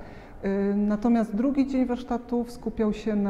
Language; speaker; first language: Polish; native; Polish